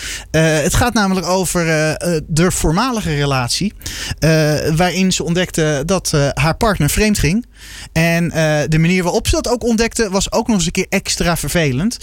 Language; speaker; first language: Dutch; native; Dutch